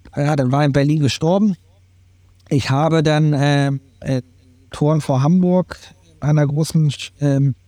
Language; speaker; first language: German; native; German